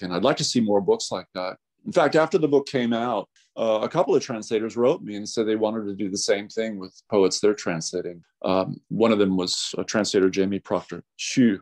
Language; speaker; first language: English; native; English